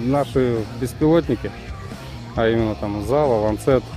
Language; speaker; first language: Russian; native; Russian